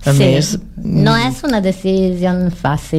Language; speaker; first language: Catalan; non-native, learner; Italian